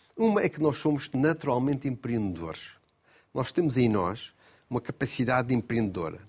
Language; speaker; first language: Portuguese; native; Portuguese